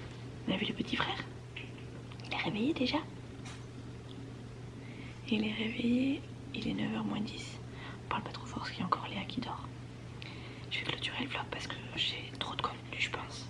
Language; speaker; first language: French; native; French